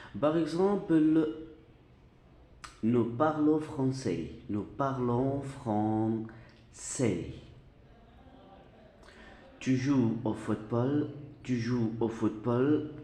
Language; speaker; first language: French; non-native, fluent; Arabic